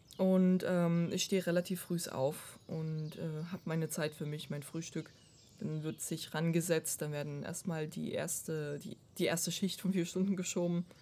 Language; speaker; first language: German; non-native, fluent; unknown